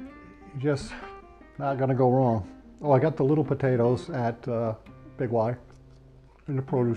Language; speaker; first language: English; native; English